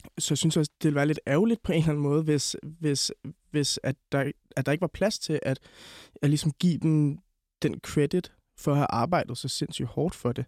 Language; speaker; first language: Danish; native; Danish